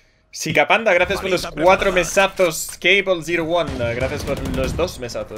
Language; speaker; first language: Spanish; native; Spanish